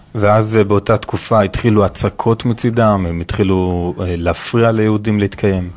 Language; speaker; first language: Hebrew; native; Hebrew